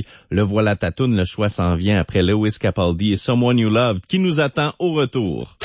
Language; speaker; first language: French; native; French